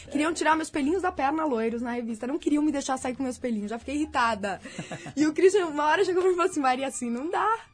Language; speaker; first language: Portuguese; native; Portuguese